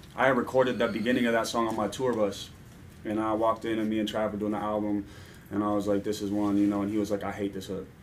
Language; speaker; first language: English; native; English